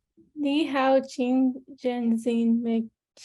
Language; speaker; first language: Chinese; non-native, learner; English